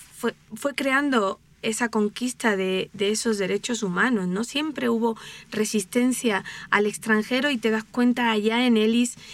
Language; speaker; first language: Spanish; native; Spanish